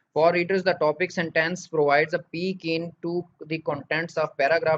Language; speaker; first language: English; non-native, local second language; Urdu